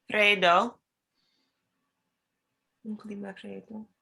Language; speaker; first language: Italian; non-native, learner; English